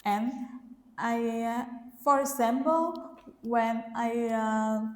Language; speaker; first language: English; non-native, learner; Vietnamese